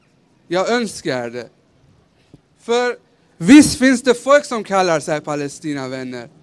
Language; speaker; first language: Swedish; early bilingual, other home language; Persian